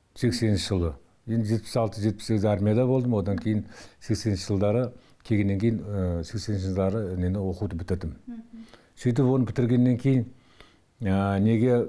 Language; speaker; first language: Kazakh; native; Kazakh